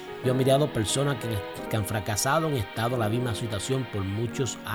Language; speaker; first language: Spanish; early bilingual, heritage; Spanish